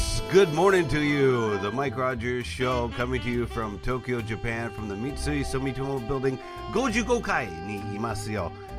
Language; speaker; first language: English; native; English